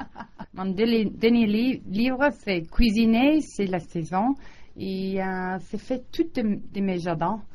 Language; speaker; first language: French; non-native, learner; English